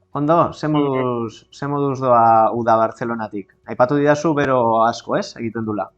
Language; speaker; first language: Basque; native; Basque